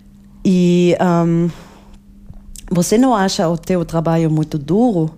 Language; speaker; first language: Portuguese; non-native, fluent; German